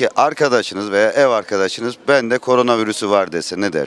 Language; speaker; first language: Turkish; native; Turkish